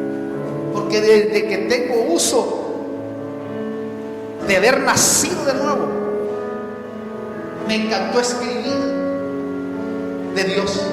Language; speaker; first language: Spanish; native; Spanish